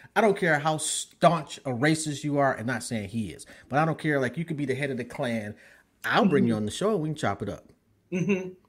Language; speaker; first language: English; native; English